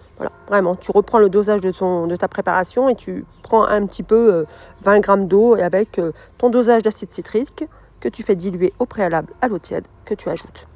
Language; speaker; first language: French; native; French